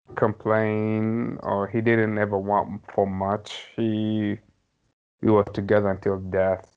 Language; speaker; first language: English; non-native, local second language; Somali